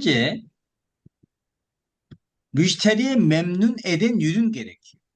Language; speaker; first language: Turkish; non-native, fluent; Korean